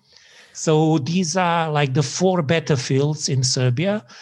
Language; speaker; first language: English; non-native, fluent; Serbian